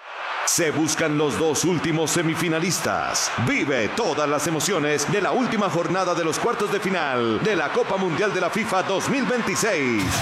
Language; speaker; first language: Spanish; native; Spanish